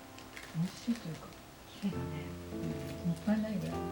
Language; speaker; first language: Japanese; native; Japanese